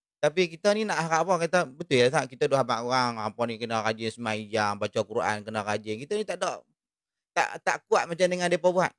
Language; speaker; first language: Malay; native; Malay